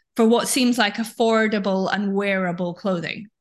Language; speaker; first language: English; native; English